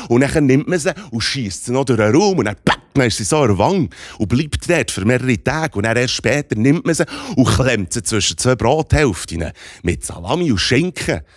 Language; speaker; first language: German; native; German